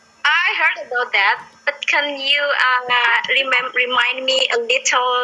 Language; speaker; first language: English; non-native, learner; Indonesian